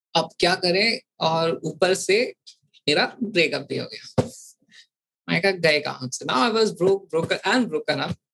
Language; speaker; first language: Hindi; native; Hindi